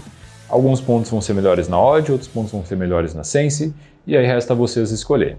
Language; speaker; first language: Portuguese; native; Portuguese